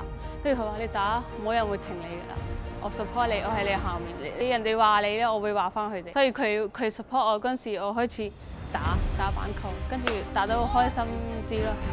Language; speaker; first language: Cantonese; early bilingual, other home language; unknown